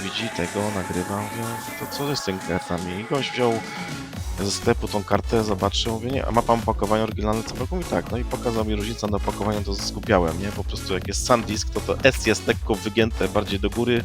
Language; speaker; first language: Polish; native; Polish